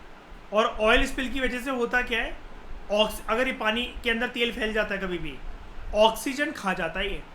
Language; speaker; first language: Hindi; native; Hindi